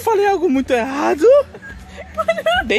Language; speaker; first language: Portuguese; native; Portuguese